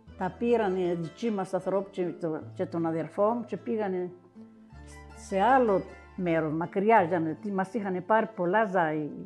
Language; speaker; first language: Greek; native; Greek